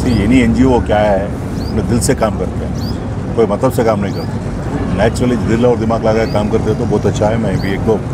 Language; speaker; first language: Hindi; non-native, local second language; Telugu